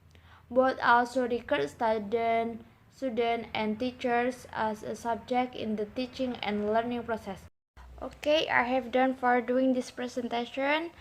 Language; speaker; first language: English; non-native, learner; Indonesian